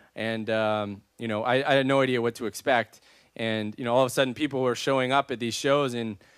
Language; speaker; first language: English; native; English